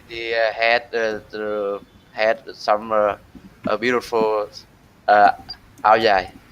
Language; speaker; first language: English; non-native, learner; Vietnamese